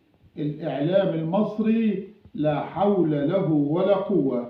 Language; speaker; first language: Arabic; native; Arabic